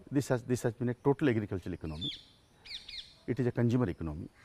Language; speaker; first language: English; non-native, local second language; Odia